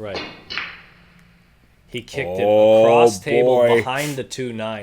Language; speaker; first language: English; native; English